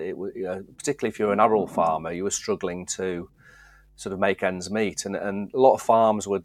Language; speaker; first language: English; native; English